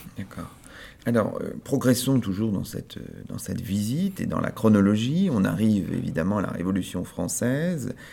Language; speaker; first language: French; native; French